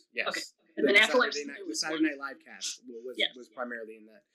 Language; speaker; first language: English; native; English